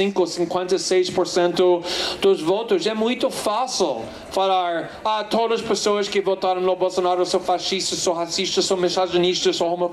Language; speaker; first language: Portuguese; non-native, fluent; English